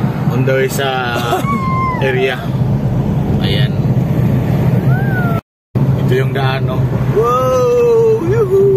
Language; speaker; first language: Filipino; early bilingual, heritage; Filipino